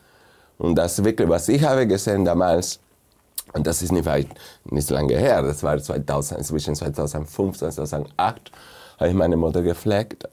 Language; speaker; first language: German; non-native, fluent; Spanish